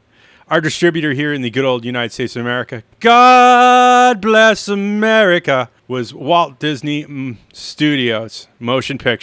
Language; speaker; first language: English; native; English